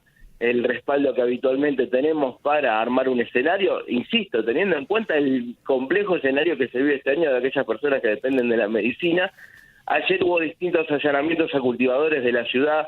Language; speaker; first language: Spanish; native; Spanish